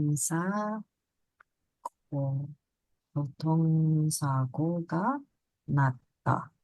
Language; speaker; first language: Korean; non-native, learner; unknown